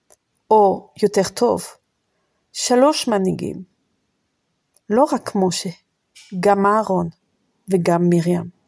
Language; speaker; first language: Hebrew; non-native, fluent; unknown